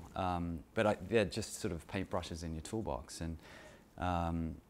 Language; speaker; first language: English; native; English